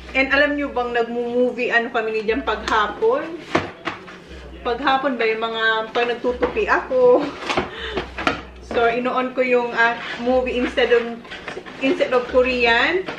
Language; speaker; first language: Filipino; non-native, local second language; Bikol